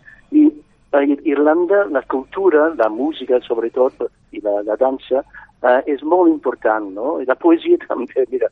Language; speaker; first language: Catalan; non-native, fluent; English